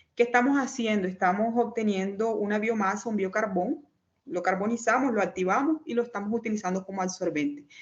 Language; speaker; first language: Spanish; native; Spanish